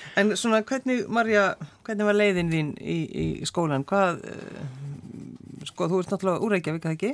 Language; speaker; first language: Icelandic; native; Icelandic